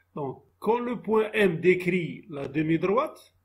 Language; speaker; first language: French; non-native, local second language; Arabic